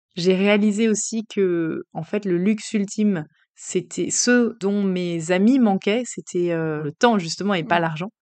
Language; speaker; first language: French; native; French